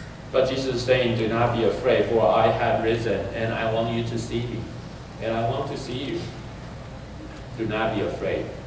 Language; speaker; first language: English; early bilingual, other home language; Chinese